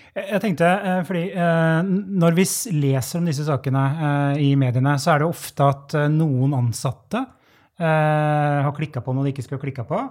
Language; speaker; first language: Norwegian; native; Norwegian